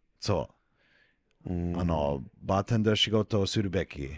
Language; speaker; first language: Japanese; non-native, learner; English